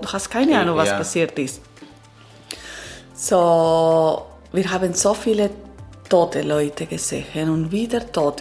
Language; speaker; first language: German; non-native, learner; Italian